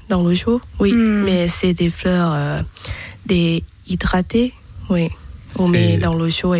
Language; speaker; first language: French; non-native, learner; Thai